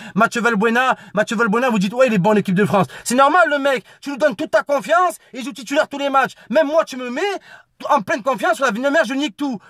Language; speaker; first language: French; native; French